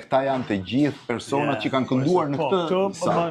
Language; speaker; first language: Albanian; native; Albanian